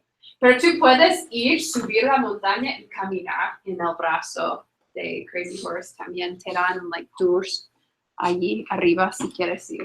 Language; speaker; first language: Spanish; non-native, fluent; English